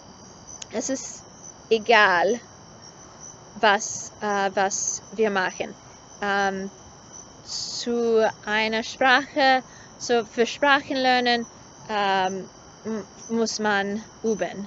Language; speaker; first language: German; non-native, learner; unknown